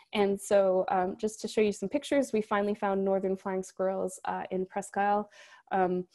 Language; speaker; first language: English; native; English